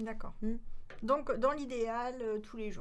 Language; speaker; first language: French; native; French